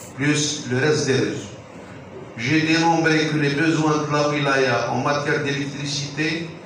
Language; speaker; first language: French; non-native, local second language; Arabic